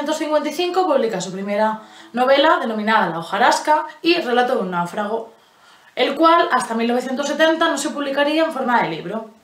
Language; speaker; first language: Spanish; native; Spanish